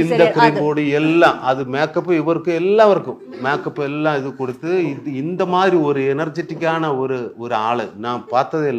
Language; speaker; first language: Tamil; non-native, learner; Malayalam